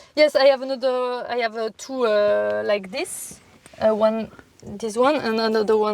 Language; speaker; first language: English; non-native, learner; French